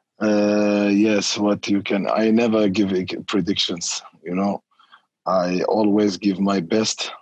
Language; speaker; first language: English; non-native, fluent; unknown